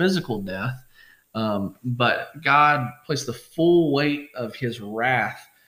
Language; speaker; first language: English; native; English